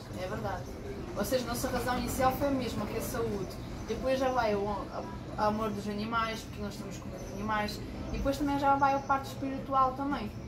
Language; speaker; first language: Portuguese; non-native, fluent; Ukrainian